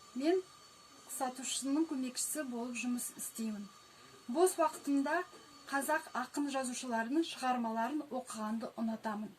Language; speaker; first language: Kazakh; non-native, local second language; Russian